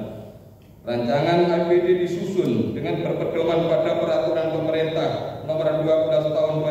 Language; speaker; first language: Indonesian; native; Indonesian